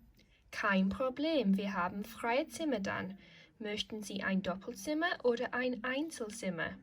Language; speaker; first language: German; non-native, fluent; English